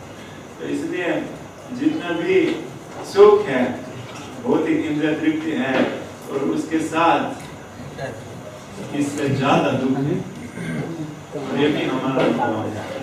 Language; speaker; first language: Hindi; non-native, fluent; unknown